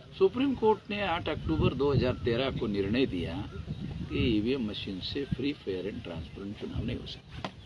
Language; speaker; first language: Hindi; non-native, local second language; Marathi